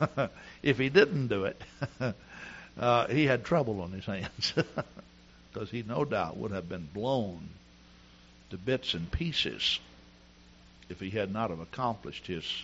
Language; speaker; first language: English; native; English